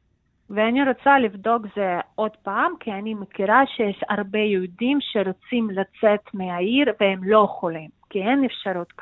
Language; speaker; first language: Hebrew; non-native, fluent; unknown